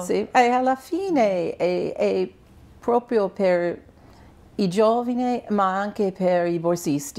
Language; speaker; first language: Italian; non-native, fluent; English